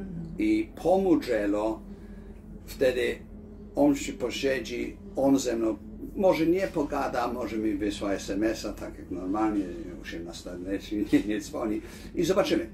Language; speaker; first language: Polish; early bilingual, heritage; Polish